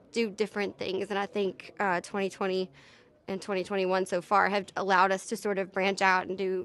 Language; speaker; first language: English; native; English